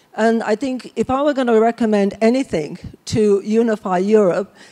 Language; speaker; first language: English; native; English